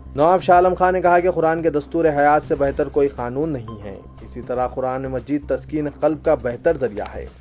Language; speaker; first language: Urdu; native; Urdu